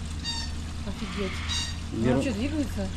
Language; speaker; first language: Russian; native; Russian